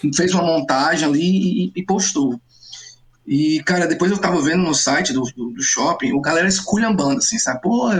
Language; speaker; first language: Portuguese; native; Portuguese